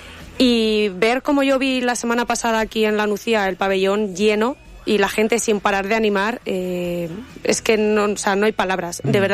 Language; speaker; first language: Spanish; native; Spanish